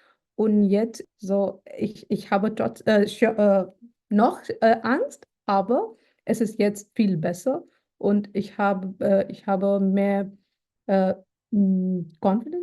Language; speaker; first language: German; non-native, learner; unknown